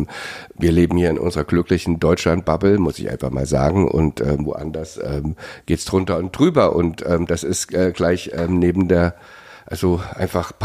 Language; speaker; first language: German; native; German